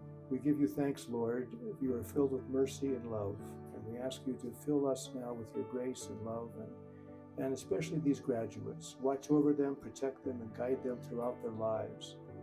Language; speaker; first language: English; native; English